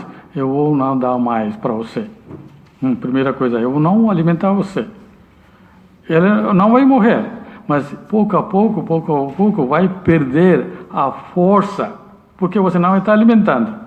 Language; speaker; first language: Portuguese; non-native, learner; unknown